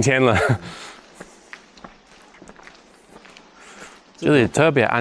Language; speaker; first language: Chinese; non-native, fluent; English